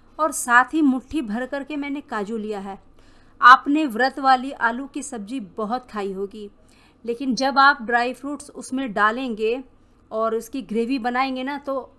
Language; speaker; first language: Hindi; native; Hindi